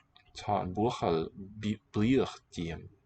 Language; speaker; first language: Irish; non-native, learner; English